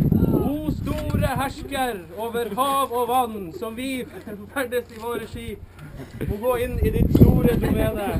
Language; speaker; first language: Norwegian; native; Norwegian